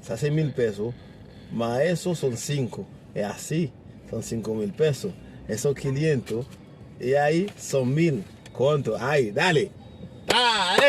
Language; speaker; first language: Spanish; non-native, fluent; Haitian Creole